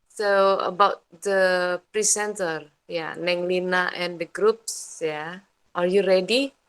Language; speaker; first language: English; non-native, learner; Indonesian